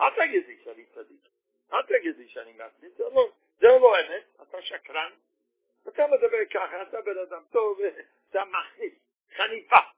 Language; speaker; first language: Hebrew; non-native, fluent; Yiddish